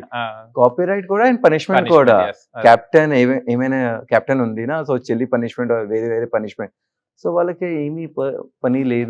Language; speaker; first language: Telugu; non-native, learner; Hindi